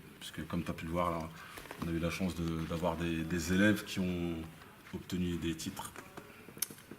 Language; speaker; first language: French; native; French